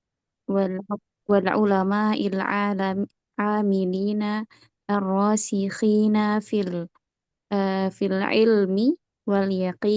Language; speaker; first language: Arabic; non-native, learner; Indonesian